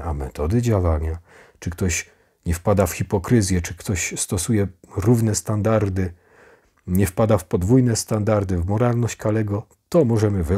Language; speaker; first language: Polish; native; Polish